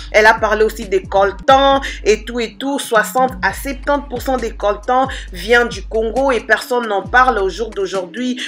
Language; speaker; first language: French; non-native, local second language; Lingala